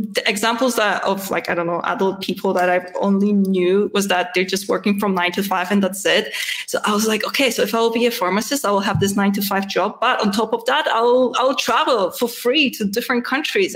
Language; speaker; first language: English; non-native, fluent; Polish